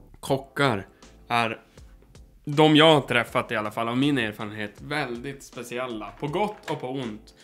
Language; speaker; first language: Swedish; native; Swedish